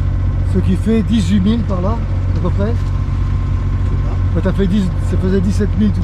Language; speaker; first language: French; native; French